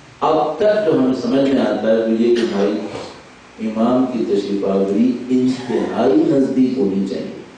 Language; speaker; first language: Urdu; native; Urdu